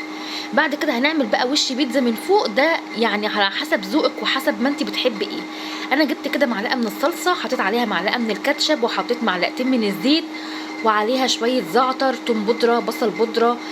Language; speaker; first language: Arabic; native; Arabic